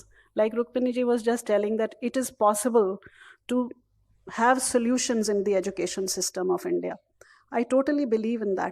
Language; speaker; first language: English; non-native, local second language; Hindi